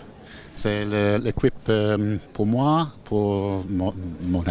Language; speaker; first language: French; non-native, learner; English